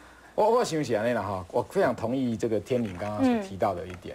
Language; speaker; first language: Chinese; native; Chinese